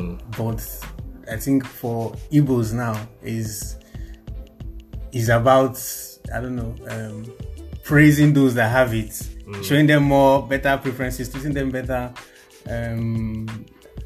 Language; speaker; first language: English; non-native, local second language; Igbo